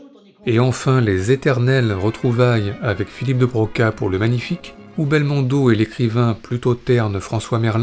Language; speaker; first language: French; native; French